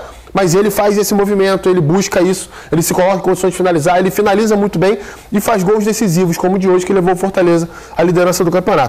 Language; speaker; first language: Portuguese; native; Portuguese